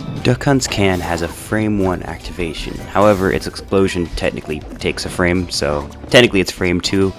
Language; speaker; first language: English; native; English